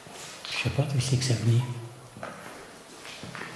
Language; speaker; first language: French; native; French